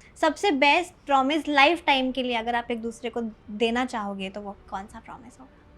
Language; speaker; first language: Hindi; native; Hindi